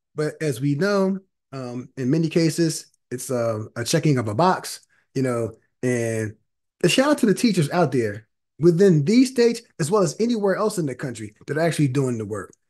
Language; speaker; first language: English; native; English